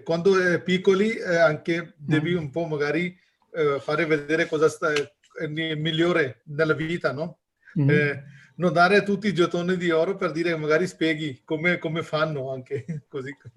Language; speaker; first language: Italian; non-native, learner; Hindi